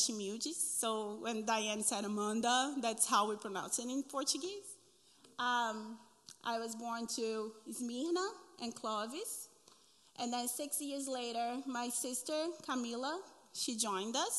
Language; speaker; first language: English; non-native, fluent; Portuguese